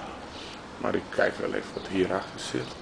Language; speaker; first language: Dutch; non-native, fluent; Portuguese